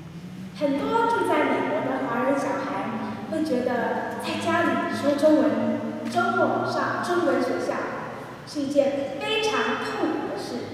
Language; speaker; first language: Chinese; early bilingual, heritage; Chinese